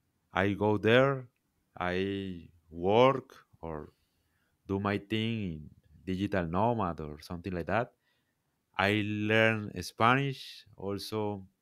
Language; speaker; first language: English; non-native, learner; Spanish